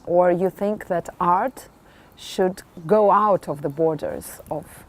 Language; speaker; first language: English; non-native, fluent; Russian